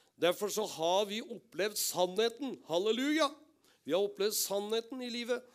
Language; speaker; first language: Norwegian; native; Norwegian